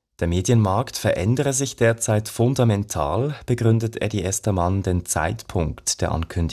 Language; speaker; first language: German; native; German